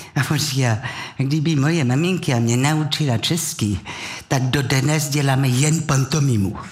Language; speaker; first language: Czech; non-native, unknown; French